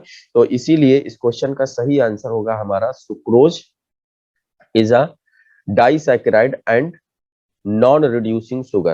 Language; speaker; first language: Hindi; native; Hindi